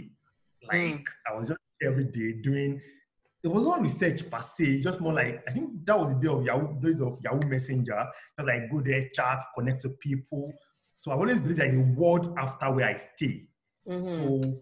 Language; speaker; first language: English; non-native, local second language; Yoruba